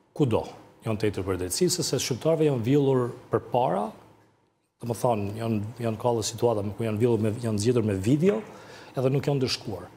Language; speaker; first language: Albanian; early bilingual, heritage; Albanian